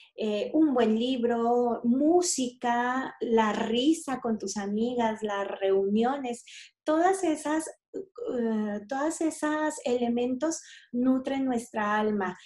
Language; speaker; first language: Spanish; native; Spanish